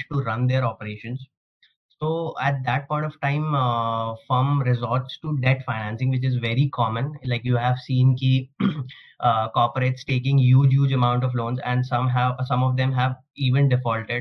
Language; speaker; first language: English; non-native, local second language; Hindi